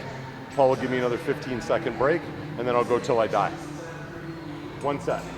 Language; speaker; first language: English; native; English